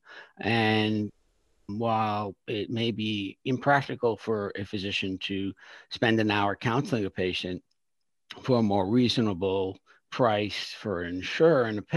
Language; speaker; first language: English; native; English